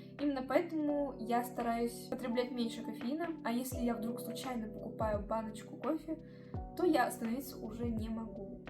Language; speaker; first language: Russian; native; Russian